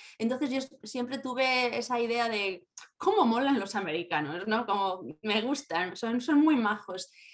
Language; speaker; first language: Spanish; native; Spanish